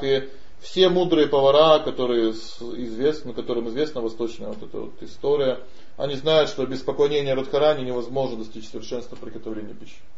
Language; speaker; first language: Russian; native; Russian